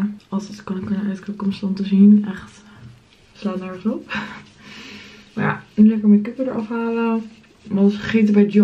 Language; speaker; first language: Dutch; native; Dutch